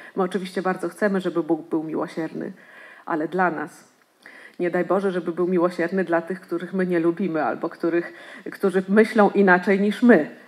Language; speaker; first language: Polish; native; Polish